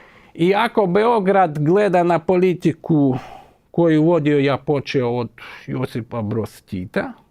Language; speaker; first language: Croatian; non-native, fluent; Ukrainian